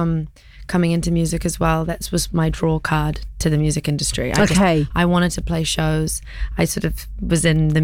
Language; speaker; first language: English; native; English